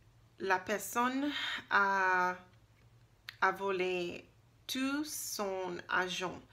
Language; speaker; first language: French; non-native, learner; English